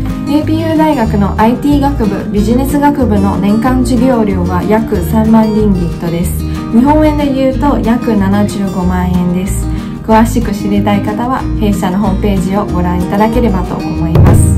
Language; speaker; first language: Japanese; non-native, fluent; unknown